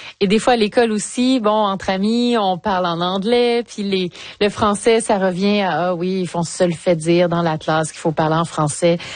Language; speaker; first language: French; native; French